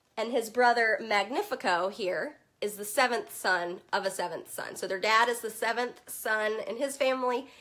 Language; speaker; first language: English; native; English